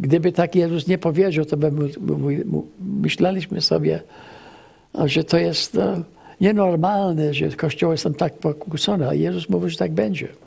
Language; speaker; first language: Polish; early bilingual, heritage; English